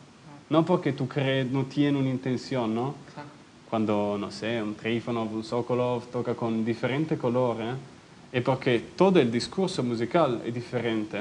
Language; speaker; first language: Spanish; non-native, fluent; Italian